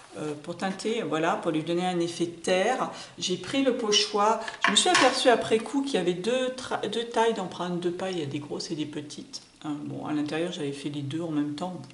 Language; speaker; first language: French; native; French